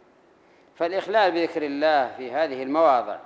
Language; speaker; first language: Arabic; native; Arabic